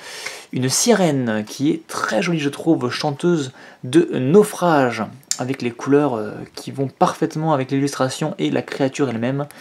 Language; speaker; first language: French; native; French